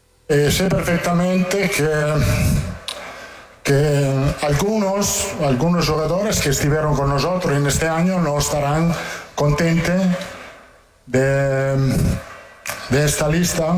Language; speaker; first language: Portuguese; non-native, fluent; Italian